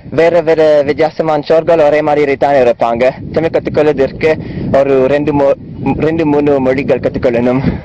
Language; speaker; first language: Tamil; non-native, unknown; French